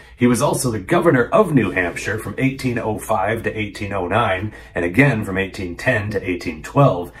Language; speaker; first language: English; native; English